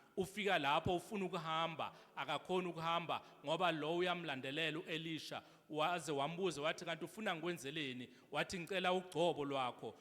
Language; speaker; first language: Zulu; native; Zulu